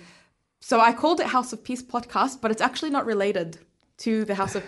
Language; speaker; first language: English; native; English